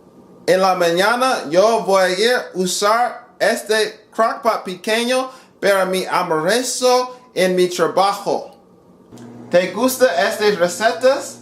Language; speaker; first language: Spanish; non-native, learner; English